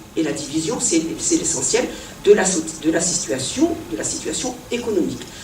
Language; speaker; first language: French; non-native, local second language; Arabic